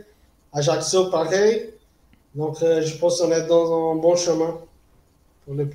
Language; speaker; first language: French; non-native, fluent; Portuguese